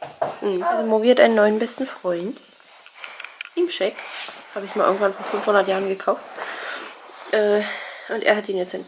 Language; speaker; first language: German; native; German